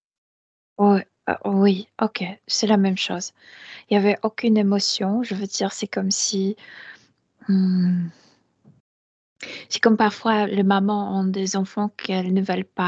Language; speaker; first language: French; non-native, fluent; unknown